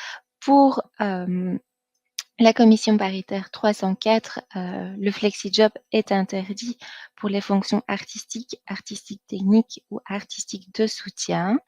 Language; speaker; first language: French; native; French